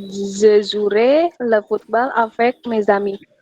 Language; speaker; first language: French; non-native, learner; Indonesian